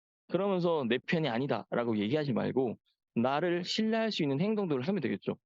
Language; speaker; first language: Korean; native; Korean